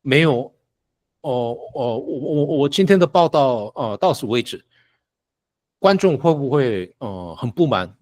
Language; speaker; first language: Chinese; non-native, fluent; Korean